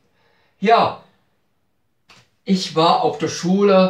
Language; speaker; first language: German; native; German